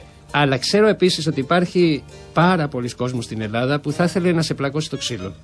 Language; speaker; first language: Greek; non-native, fluent; Spanish